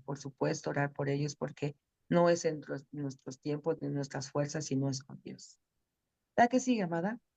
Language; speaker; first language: Spanish; native; Spanish